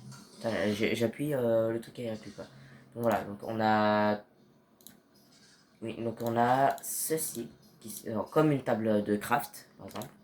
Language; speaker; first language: French; native; French